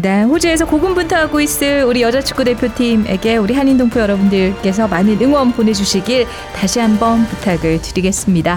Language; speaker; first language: Korean; native; Korean